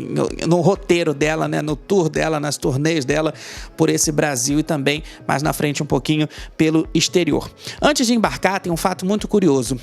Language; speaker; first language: Portuguese; native; Portuguese